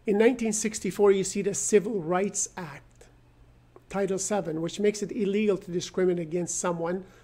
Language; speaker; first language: English; non-native, fluent; Persian